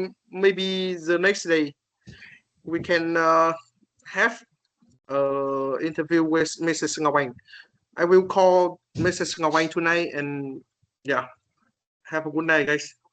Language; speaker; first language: English; non-native, learner; Vietnamese